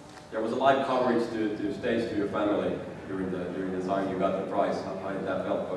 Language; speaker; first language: English; non-native, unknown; Finnish